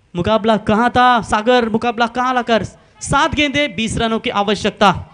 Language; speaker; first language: Hindi; non-native, local second language; Marathi